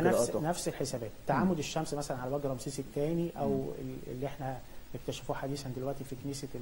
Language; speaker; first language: Arabic; native; Arabic